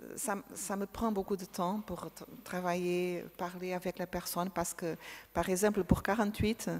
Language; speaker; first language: French; non-native, fluent; Portuguese